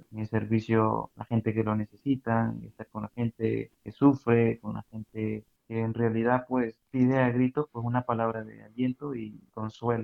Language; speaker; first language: Spanish; native; Spanish